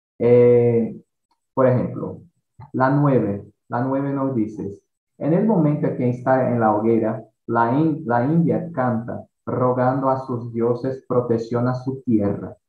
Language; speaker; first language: Spanish; non-native, fluent; Portuguese